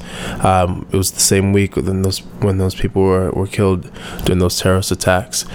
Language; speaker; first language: English; native; English